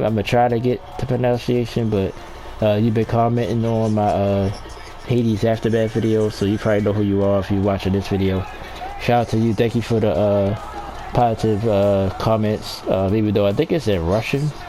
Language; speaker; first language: English; native; English